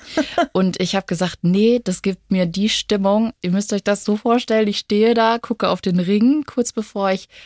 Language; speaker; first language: German; native; German